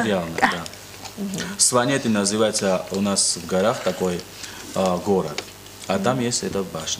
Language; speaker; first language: Russian; non-native, learner; Georgian